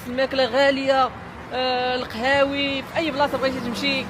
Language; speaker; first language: Arabic; native; Arabic